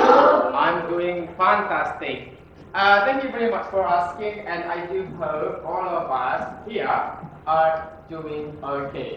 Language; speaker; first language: English; non-native, fluent; Indonesian